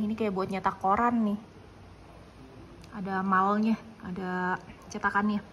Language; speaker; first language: Indonesian; native; Indonesian